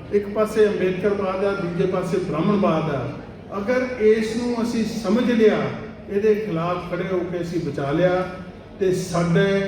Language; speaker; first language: Hindi; non-native, local second language; Punjabi